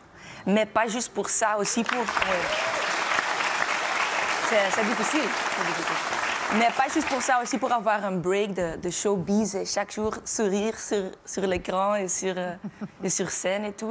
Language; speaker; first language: French; non-native, local second language; Dutch